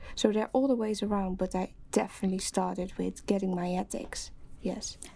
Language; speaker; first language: English; non-native, fluent; Dutch